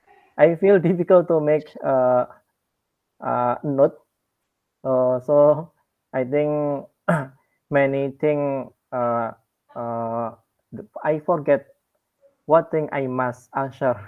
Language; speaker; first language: English; non-native, learner; Indonesian